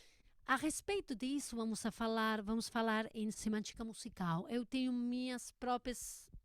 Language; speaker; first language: Portuguese; non-native, learner; Spanish